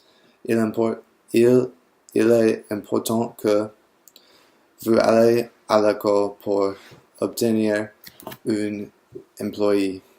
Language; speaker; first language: French; non-native, learner; English